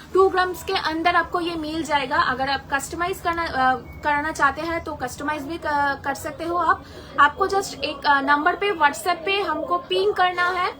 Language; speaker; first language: Hindi; non-native, local second language; Bangla